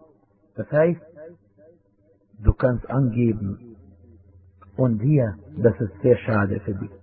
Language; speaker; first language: German; non-native, fluent; Arabic